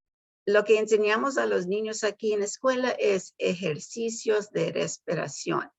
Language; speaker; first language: Spanish; early bilingual, heritage; Spanish